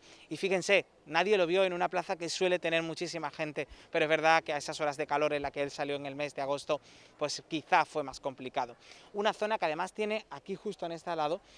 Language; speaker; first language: Spanish; native; Spanish